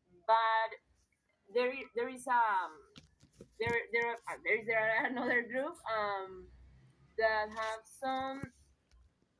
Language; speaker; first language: English; non-native, fluent; Spanish